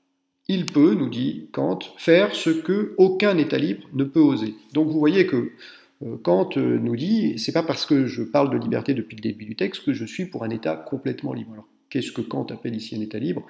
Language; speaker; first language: French; native; French